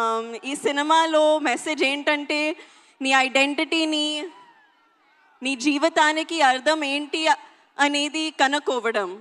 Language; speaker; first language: Telugu; non-native, learner; Hindi